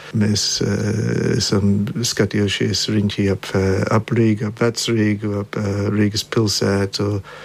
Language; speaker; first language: Latvian; early bilingual, heritage; Latvian